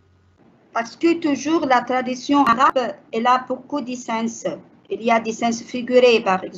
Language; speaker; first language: French; non-native, learner; Arabic